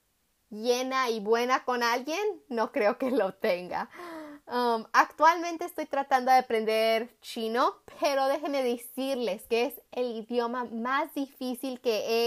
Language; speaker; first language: Spanish; early bilingual, heritage; Spanish